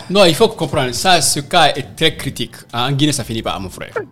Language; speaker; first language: French; non-native, local second language; Fula